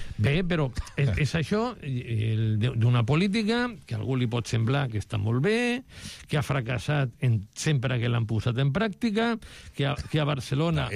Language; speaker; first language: Catalan; non-native, local second language; Spanish